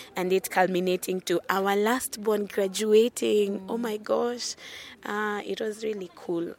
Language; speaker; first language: English; non-native, local second language; Luo (Kenya and Tanzania)